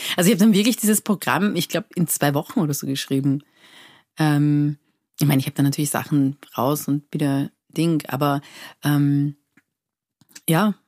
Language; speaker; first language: German; early bilingual, other home language; Persian